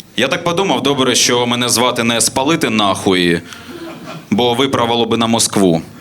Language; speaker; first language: Ukrainian; non-native, local second language; Russian